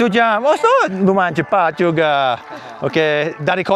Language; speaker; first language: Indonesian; non-native, learner; English